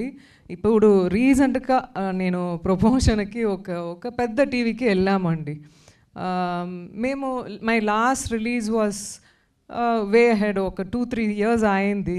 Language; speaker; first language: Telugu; non-native, learner; Tamil